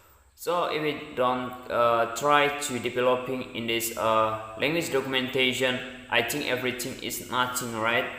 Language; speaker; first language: English; non-native, learner; Indonesian